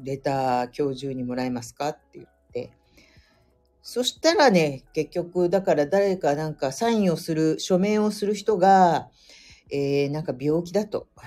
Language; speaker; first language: Japanese; native; Japanese